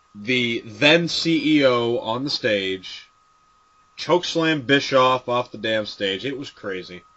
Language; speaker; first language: English; native; English